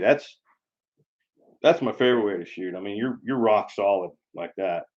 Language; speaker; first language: English; native; English